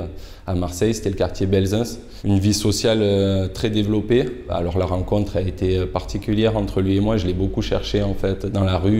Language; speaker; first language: French; native; French